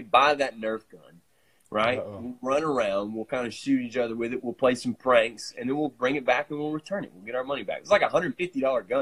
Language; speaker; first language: English; native; English